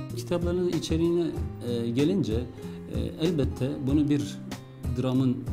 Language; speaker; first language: Turkish; early bilingual, heritage; Arabic